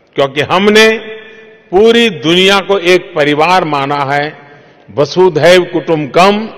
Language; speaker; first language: Hindi; non-native, local second language; Gujarati